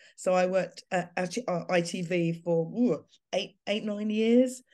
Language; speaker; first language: English; native; English